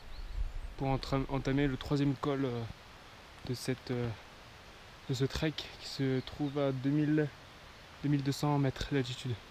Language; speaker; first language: French; native; French